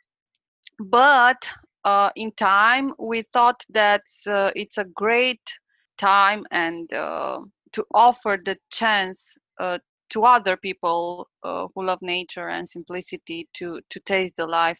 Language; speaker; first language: English; non-native, learner; Romanian